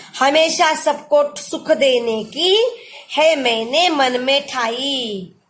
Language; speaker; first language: Hindi; non-native, local second language; Marathi